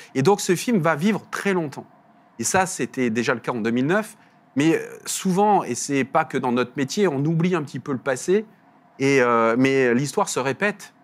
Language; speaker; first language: French; native; French